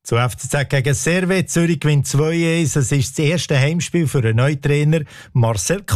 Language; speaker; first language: German; native; German